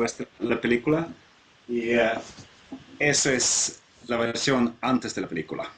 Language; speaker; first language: Spanish; non-native, learner; Swedish